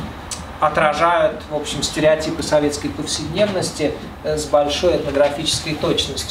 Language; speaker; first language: Russian; native; Russian